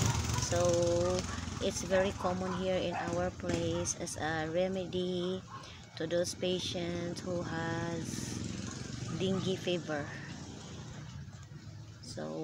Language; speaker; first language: English; non-native, local second language; Cebuano